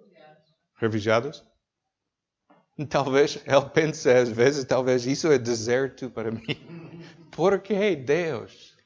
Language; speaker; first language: Portuguese; non-native, learner; English